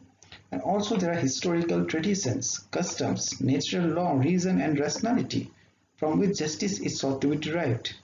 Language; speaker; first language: English; non-native, local second language; Assamese